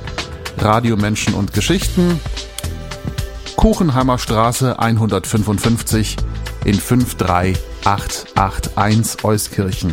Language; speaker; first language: German; native; German